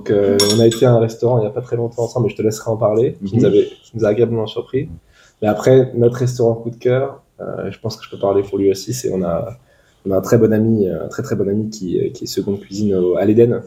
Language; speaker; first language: French; native; French